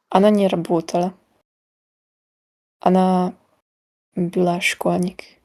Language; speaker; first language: Russian; non-native, learner; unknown